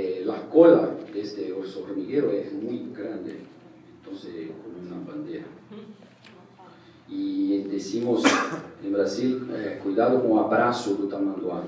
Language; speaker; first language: Spanish; non-native, learner; Portuguese